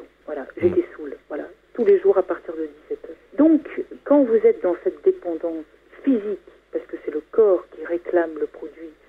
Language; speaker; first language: French; native; French